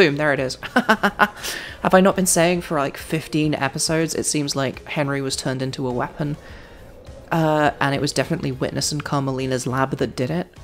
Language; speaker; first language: English; native; English